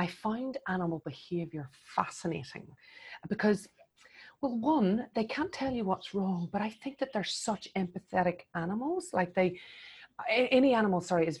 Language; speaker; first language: English; native; English